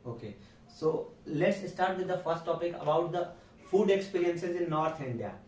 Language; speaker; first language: English; non-native, local second language; Hindi